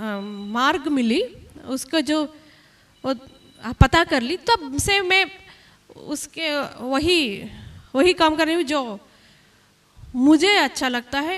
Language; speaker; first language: Hindi; non-native, local second language; Kannada